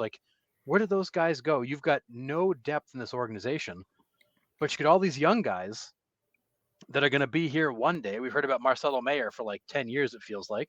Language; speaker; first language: English; native; English